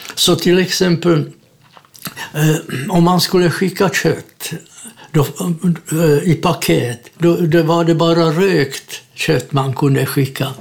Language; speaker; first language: Swedish; non-native, fluent; Czech